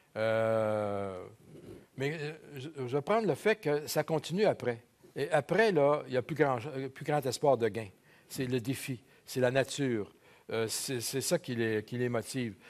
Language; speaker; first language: French; native; French